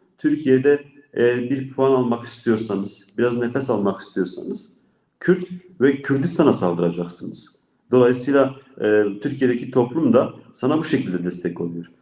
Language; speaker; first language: Turkish; non-native, local second language; Kurdish